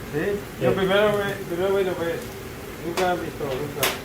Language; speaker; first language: Spanish; non-native, learner; Chinese